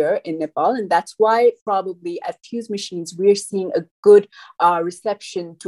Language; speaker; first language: English; non-native, local second language; Nepali